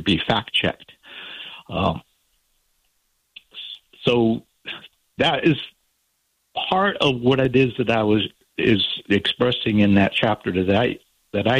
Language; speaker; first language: English; native; English